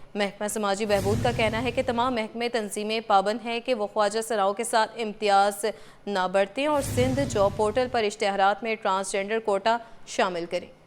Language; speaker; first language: Urdu; native; Urdu